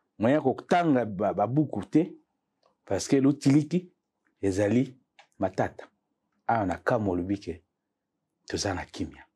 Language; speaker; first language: Lingala; native; Lingala